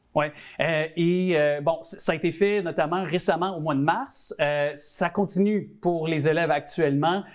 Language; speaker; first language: French; native; French